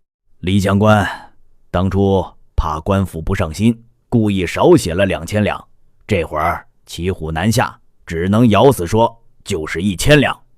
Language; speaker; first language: Chinese; native; Chinese